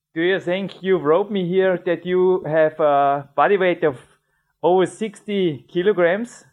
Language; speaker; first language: English; non-native, fluent; German